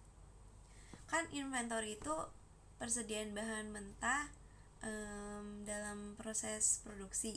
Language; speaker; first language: Indonesian; native; Indonesian